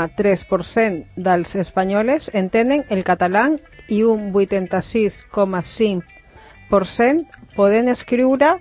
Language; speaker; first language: Catalan; non-native, learner; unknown